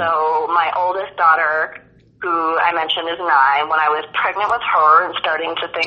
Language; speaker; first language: English; native; English